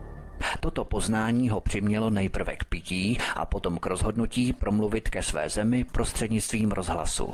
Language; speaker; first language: Czech; native; Czech